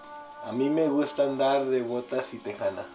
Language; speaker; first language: Spanish; early bilingual, heritage; Spanish